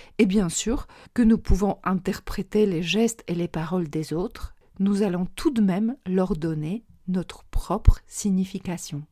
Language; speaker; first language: French; non-native, fluent; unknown